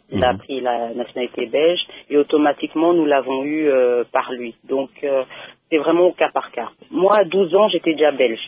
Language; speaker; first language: French; early bilingual, other home language; Lingala